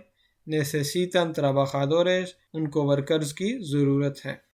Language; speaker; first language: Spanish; non-native, fluent; Urdu